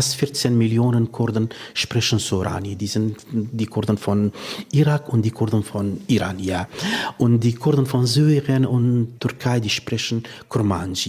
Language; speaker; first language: German; non-native, fluent; Kurdish